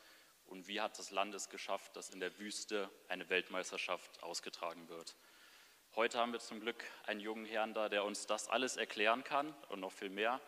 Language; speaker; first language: German; native; German